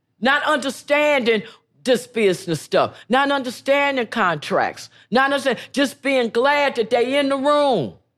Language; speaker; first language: English; native; English